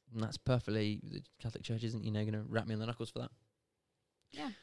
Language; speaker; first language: English; native; English